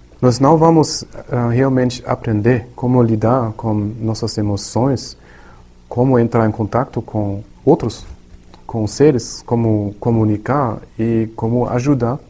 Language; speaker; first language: Portuguese; non-native, learner; German